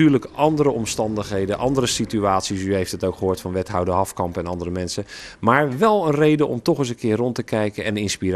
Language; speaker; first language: Dutch; native; Dutch